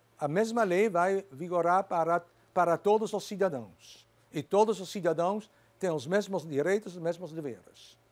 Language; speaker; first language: Portuguese; non-native, fluent; Dutch